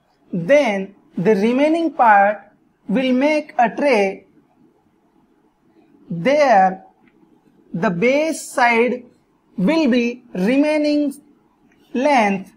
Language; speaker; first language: English; non-native, local second language; Hindi